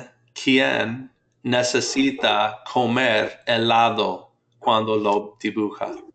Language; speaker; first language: Spanish; non-native, fluent; English